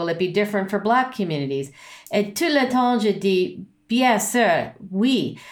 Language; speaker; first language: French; non-native, learner; English